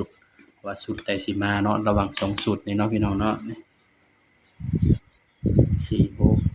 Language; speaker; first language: Thai; non-native, local second language; Northeastern Thai